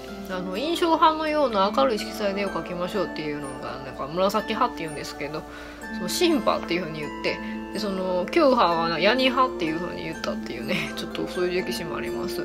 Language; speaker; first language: Japanese; native; Japanese